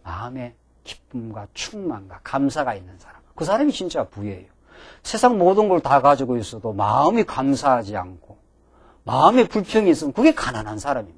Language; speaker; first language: Korean; native; Korean